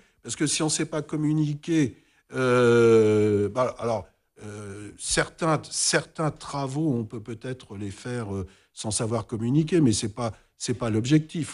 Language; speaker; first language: French; native; French